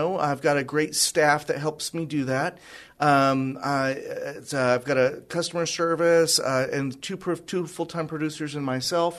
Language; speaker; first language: English; native; English